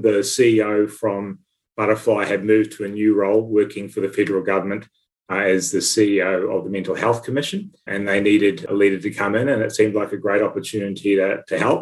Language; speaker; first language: English; native; English